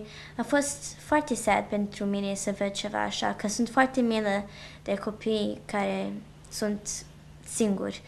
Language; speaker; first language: Romanian; early bilingual, heritage; Romanian